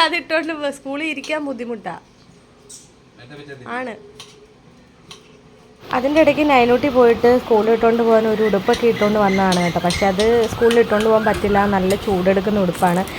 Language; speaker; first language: Malayalam; native; Malayalam